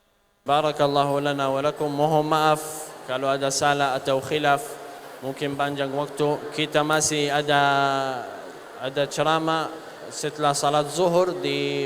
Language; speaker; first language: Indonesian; non-native, learner; Arabic